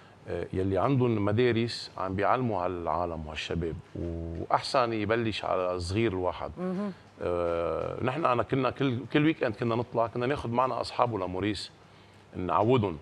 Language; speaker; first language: Arabic; native; Arabic